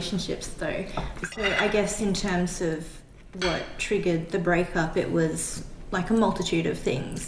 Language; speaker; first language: English; non-native, local second language; Cantonese